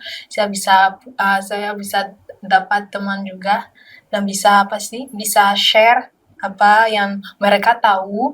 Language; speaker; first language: Indonesian; non-native, learner; Malagasy